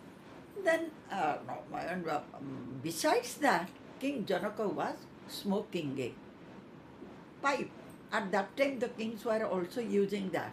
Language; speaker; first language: English; non-native, local second language; Odia